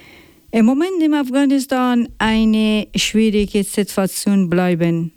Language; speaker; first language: German; non-native, learner; Persian